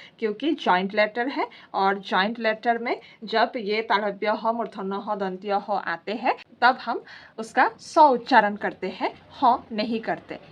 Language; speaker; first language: Hindi; non-native, local second language; Assamese